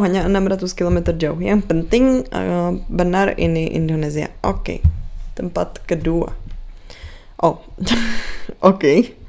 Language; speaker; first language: Indonesian; non-native, fluent; Czech